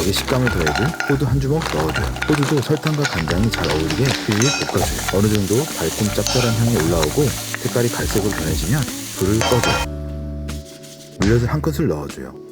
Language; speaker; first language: Korean; native; Korean